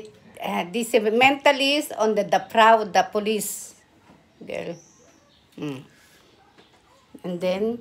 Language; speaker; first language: German; non-native, learner; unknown